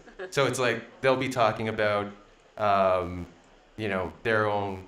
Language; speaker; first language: English; native; English